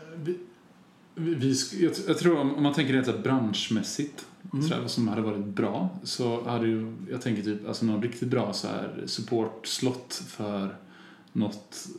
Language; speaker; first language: Swedish; native; Swedish